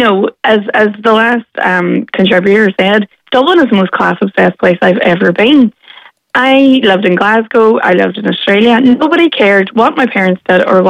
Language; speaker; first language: English; native; English